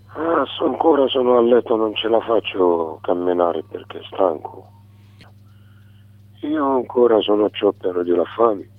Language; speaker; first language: Italian; non-native, learner; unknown